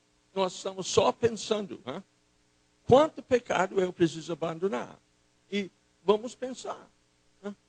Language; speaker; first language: Portuguese; non-native, fluent; English